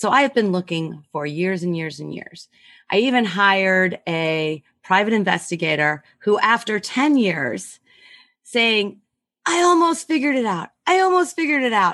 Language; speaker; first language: English; native; English